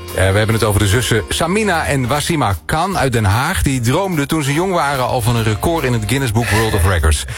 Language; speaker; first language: Dutch; native; Dutch